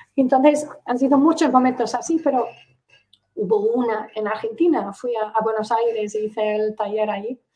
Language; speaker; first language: Spanish; non-native, fluent; English